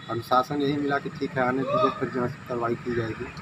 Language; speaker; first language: Hindi; native; Hindi